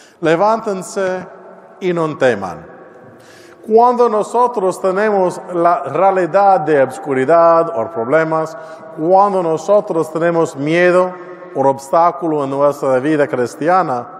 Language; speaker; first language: Spanish; non-native, learner; English